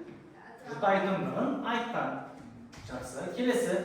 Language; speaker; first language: Kazakh; native; Kazakh